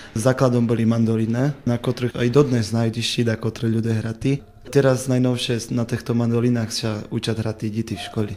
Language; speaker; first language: Slovak; non-native, local second language; Rusyn